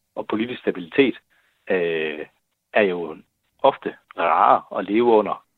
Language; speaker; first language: Danish; native; Danish